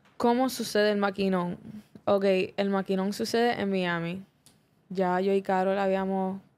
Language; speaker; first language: Spanish; early bilingual, heritage; Spanish